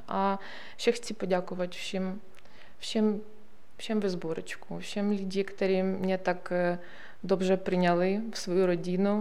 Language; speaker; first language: Czech; non-native, learner; Ukrainian